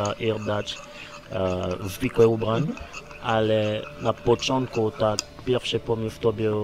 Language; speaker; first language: Polish; non-native, learner; Lingala